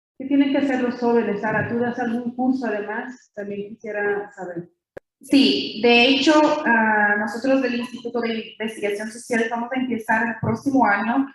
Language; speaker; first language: Spanish; non-native, fluent; Portuguese